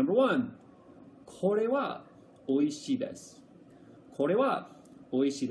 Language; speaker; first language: Japanese; non-native, fluent; English